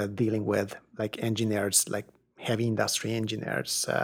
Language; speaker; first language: English; non-native, fluent; Hungarian